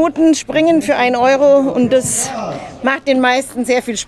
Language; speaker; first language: German; native; German